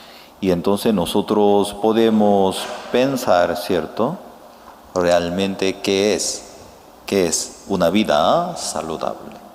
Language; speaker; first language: Spanish; non-native, fluent; Korean